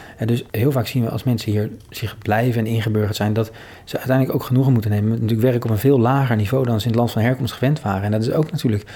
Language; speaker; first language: Dutch; native; Dutch